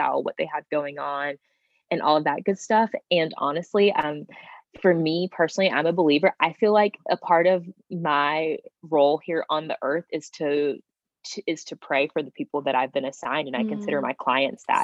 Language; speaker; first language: English; native; English